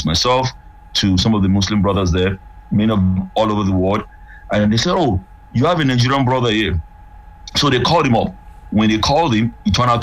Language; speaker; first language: English; non-native, local second language; Yoruba